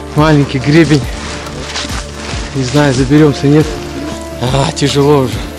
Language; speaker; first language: Russian; native; Russian